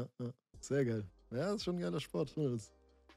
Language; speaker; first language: German; native; German